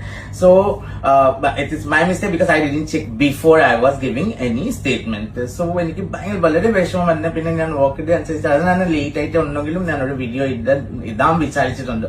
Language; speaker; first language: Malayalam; non-native, fluent; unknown